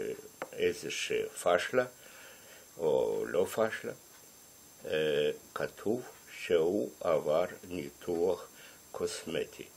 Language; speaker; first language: Hebrew; non-native, fluent; Russian